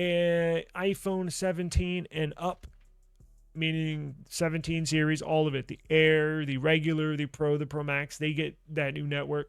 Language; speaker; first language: English; native; English